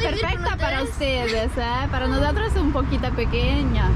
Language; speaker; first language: Spanish; native; Spanish